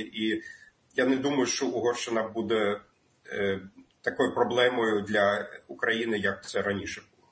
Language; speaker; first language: Ukrainian; non-native, fluent; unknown